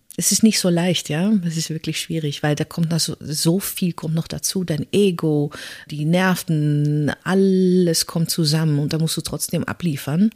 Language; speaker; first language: German; non-native, fluent; Dutch